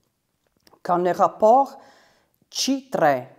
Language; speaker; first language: French; non-native, fluent; Italian